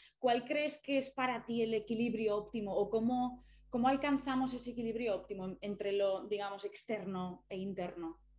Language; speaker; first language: Spanish; native; Spanish